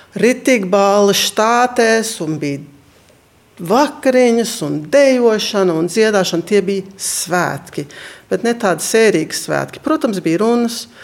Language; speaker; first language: Latvian; early bilingual, heritage; Latvian